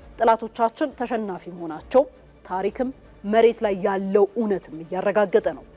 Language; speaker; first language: Amharic; native; Amharic